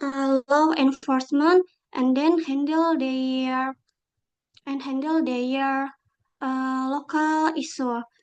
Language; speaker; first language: English; non-native, local second language; Indonesian